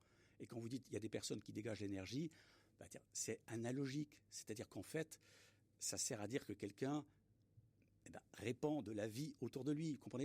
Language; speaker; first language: French; native; French